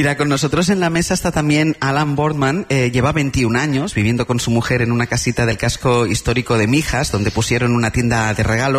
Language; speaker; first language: Spanish; native; Spanish